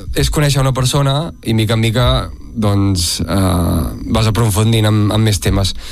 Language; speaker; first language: Catalan; native; Catalan